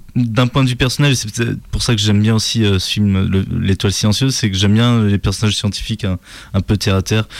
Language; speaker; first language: French; native; French